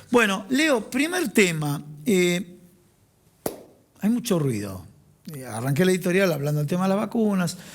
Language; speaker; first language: Spanish; native; Spanish